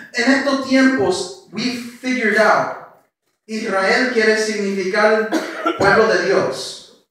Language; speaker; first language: Spanish; early bilingual, heritage; Spanish